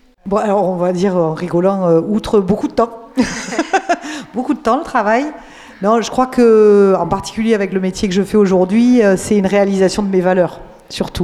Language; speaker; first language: French; native; French